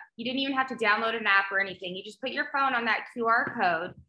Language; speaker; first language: English; native; English